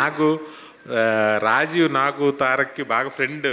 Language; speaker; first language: Telugu; native; Telugu